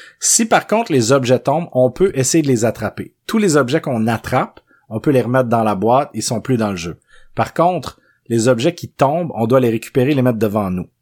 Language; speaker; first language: French; native; French